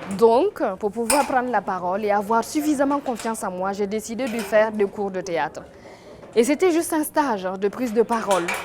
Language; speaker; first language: French; non-native, local second language; Mossi